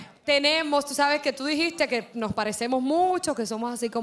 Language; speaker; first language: Spanish; native; Spanish